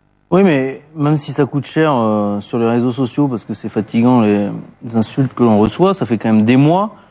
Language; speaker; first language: French; native; French